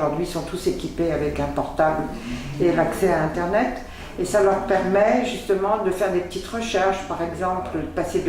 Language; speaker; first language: French; native; French